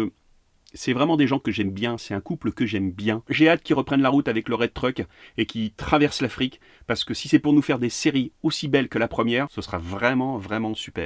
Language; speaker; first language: French; native; French